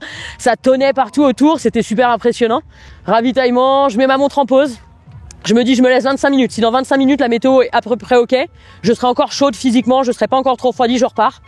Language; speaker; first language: French; native; French